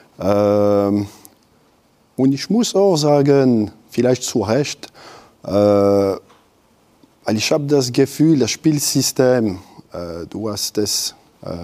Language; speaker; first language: German; non-native, local second language; French